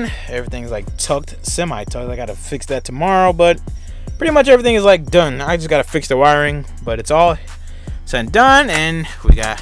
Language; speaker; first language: English; native; English